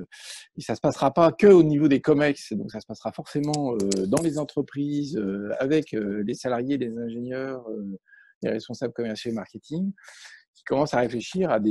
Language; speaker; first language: French; native; French